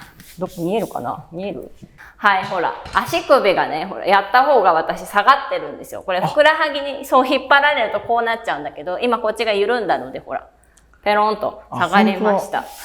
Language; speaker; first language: Japanese; native; Japanese